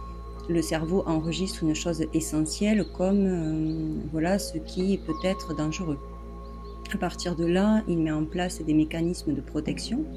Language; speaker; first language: French; native; French